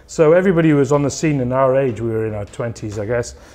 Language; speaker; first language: English; native; English